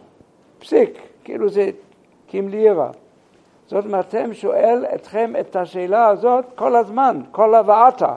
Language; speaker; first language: Hebrew; non-native, fluent; English